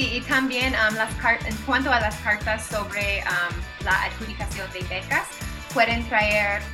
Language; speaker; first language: Spanish; non-native, fluent; English